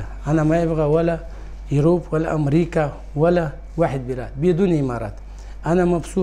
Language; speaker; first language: Arabic; non-native, learner; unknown